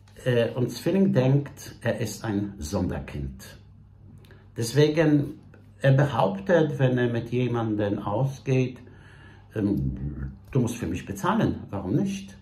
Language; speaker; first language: German; non-native, fluent; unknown